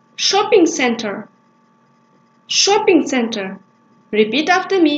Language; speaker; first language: English; non-native, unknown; Kazakh